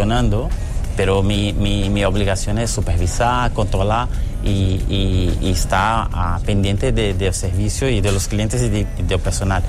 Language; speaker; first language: Spanish; early bilingual, heritage; Portuguese